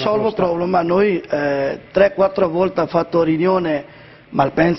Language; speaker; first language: Italian; non-native, learner; Punjabi